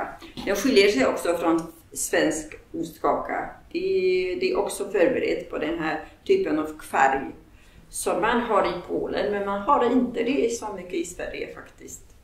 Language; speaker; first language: Swedish; non-native, fluent; Polish